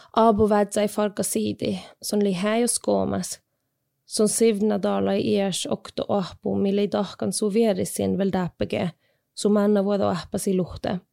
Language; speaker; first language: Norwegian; non-native, local second language; Northern Sami